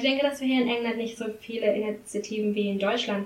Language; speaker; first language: German; non-native, learner; English